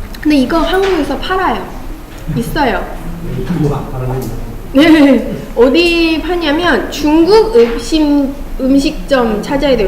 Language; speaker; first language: Korean; non-native, fluent; Chinese